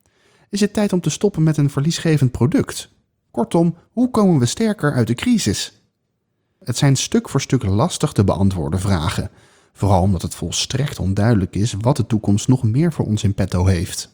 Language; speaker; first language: Dutch; native; Dutch